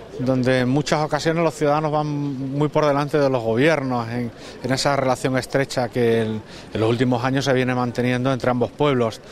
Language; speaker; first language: Spanish; native; Spanish